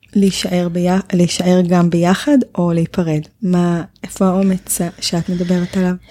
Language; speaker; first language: Hebrew; native; Hebrew